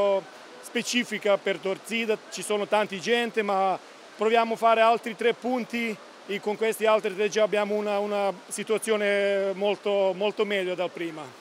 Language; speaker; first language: Italian; non-native, learner; Serbian